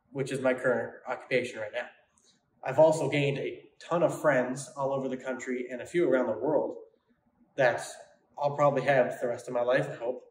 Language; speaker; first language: English; native; English